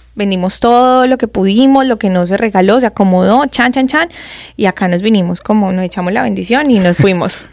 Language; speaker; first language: Spanish; native; Spanish